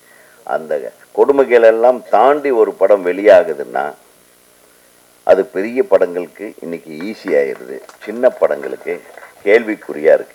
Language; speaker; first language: Tamil; native; Tamil